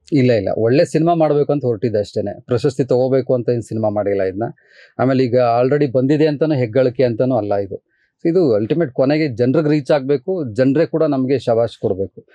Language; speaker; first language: Kannada; native; Kannada